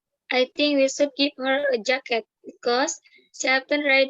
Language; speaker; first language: English; non-native, learner; Indonesian